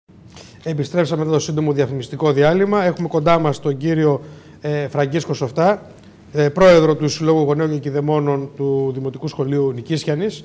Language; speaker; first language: Greek; native; Greek